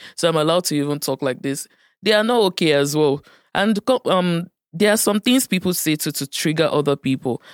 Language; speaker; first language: English; non-native, local second language; Yoruba